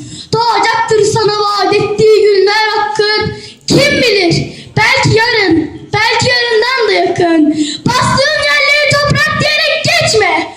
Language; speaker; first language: Turkish; native; Turkish